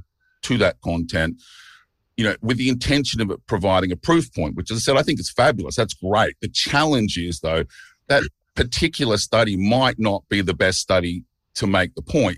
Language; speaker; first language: English; native; English